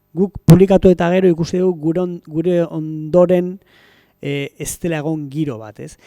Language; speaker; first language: Basque; native; Basque